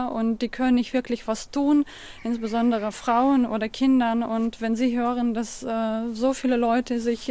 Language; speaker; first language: German; non-native, fluent; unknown